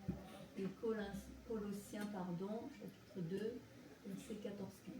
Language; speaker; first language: French; native; French